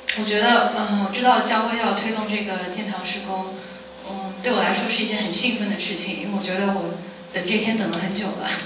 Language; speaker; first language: Chinese; early bilingual, heritage; Chinese